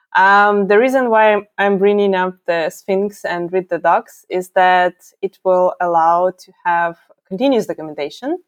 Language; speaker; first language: English; non-native, fluent; Ukrainian